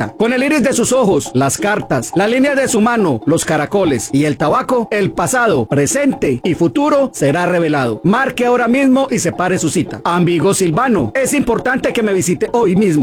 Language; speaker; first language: Spanish; native; Spanish